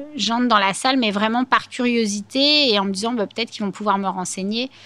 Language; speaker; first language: French; native; French